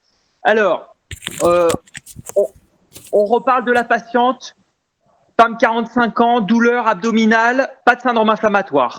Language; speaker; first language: French; native; French